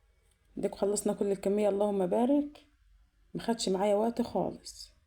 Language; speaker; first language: Arabic; native; Arabic